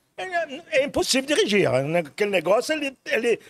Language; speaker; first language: Portuguese; non-native, fluent; French